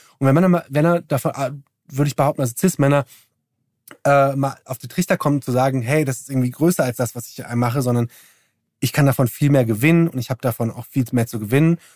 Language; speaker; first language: German; early bilingual, other home language; Turkish